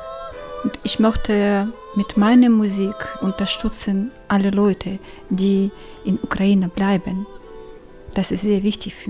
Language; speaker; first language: German; non-native, learner; Ukrainian